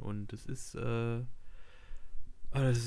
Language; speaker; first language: German; native; German